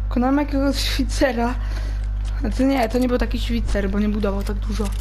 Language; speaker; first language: Polish; early bilingual, heritage; German